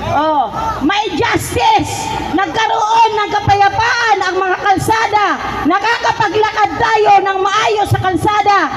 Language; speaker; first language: Filipino; non-native, local second language; Waray